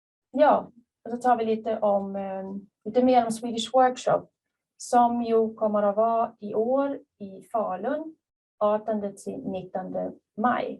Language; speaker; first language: Swedish; native; Swedish